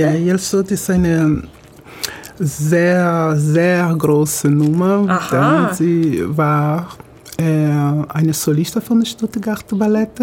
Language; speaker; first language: German; non-native, fluent; Portuguese